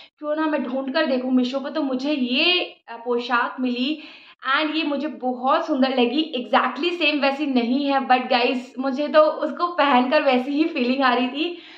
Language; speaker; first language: Hindi; native; Hindi